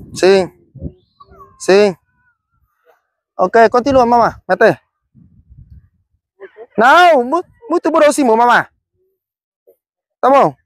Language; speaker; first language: Portuguese; non-native, learner; Vietnamese